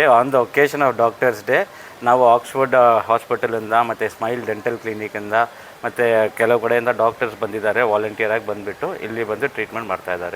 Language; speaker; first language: Kannada; native; Kannada